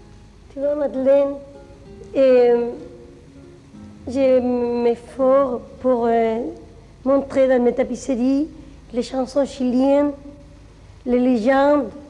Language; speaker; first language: French; non-native, fluent; Spanish